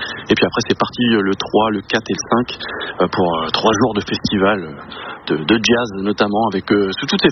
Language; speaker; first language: French; native; French